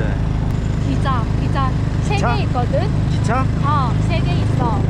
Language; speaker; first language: Korean; non-native, learner; Vietnamese